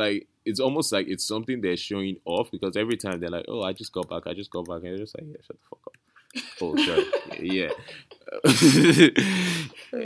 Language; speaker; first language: English; non-native, local second language; Yoruba